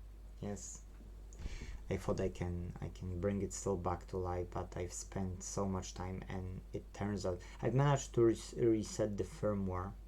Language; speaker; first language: English; non-native, fluent; Polish